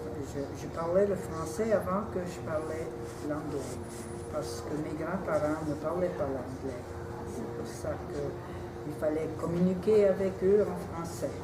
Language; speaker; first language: French; early bilingual, heritage; French